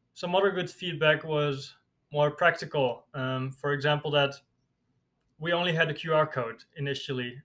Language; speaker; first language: English; non-native, fluent; Dutch